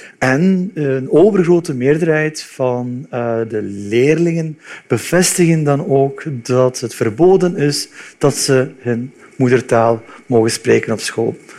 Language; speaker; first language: Dutch; early bilingual, other home language; Turkish